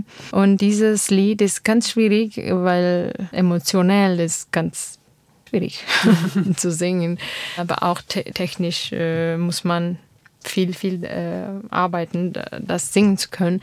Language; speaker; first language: German; non-native, learner; Armenian